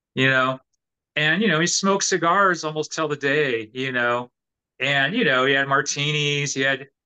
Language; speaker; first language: English; native; English